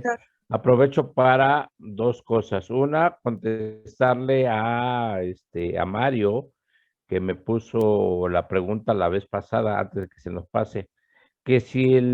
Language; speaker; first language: Spanish; native; Spanish